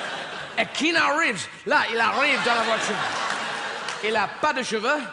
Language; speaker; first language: French; non-native, fluent; English